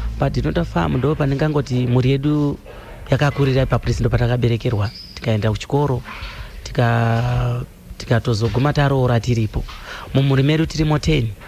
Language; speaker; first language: Shona; early bilingual, other home language; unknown